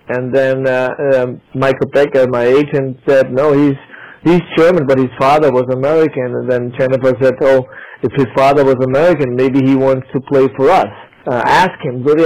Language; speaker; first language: English; non-native, fluent; German